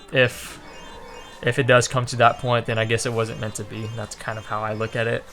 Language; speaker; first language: English; native; English